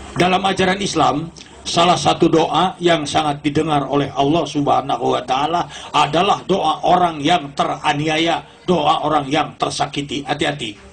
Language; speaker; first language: Indonesian; non-native, local second language; Sundanese